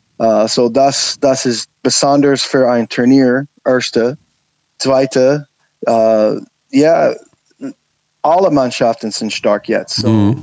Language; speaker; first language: German; non-native, learner; English